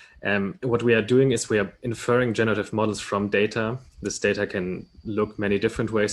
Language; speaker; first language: English; non-native, fluent; German